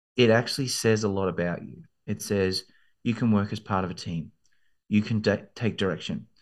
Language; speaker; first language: English; native; English